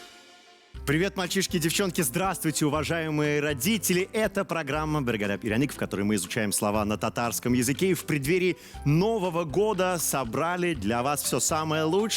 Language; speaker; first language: Russian; native; Russian